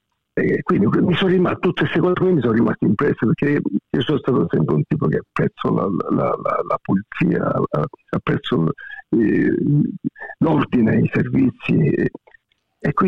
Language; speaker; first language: Italian; native; Italian